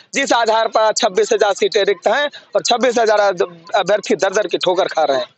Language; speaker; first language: Hindi; native; Hindi